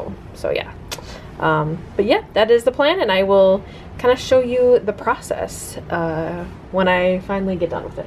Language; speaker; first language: English; native; English